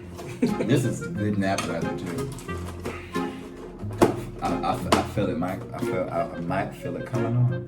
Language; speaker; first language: English; native; English